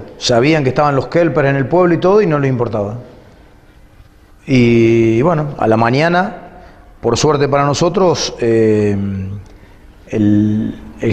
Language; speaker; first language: Spanish; native; Spanish